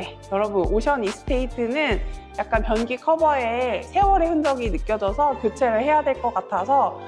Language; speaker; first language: Korean; native; Korean